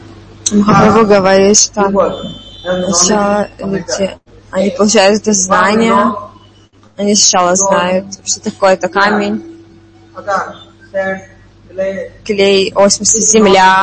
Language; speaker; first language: Russian; non-native, fluent; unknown